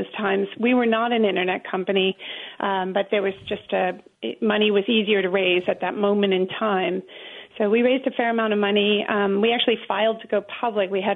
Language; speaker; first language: English; native; English